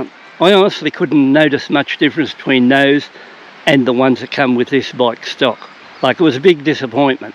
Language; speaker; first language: English; native; English